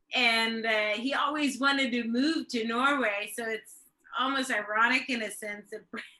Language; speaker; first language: English; early bilingual, other home language; Swedish